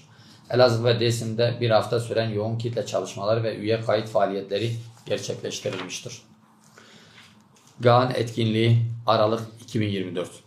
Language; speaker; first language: Turkish; native; Turkish